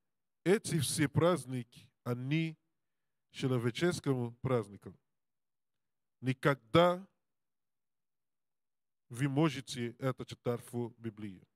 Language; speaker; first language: Russian; non-native, learner; English